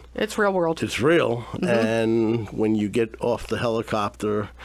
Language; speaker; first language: English; native; English